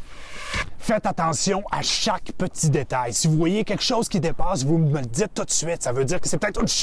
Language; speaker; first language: French; native; French